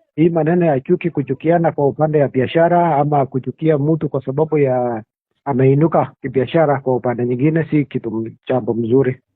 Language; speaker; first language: Swahili; non-native, local second language; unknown